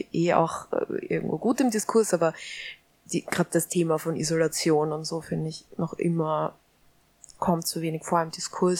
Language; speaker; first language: German; native; German